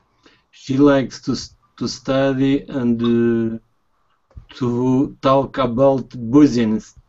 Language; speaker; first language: English; non-native, learner; Spanish